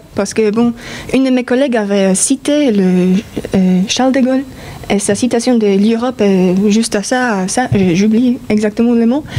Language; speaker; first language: French; non-native, fluent; Polish